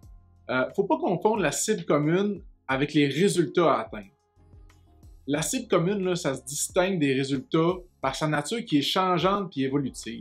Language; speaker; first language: French; native; French